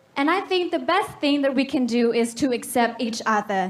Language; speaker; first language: English; non-native, learner; Thai